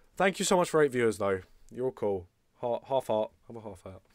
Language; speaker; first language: English; native; English